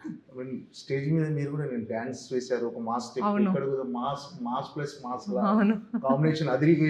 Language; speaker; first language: Telugu; native; Telugu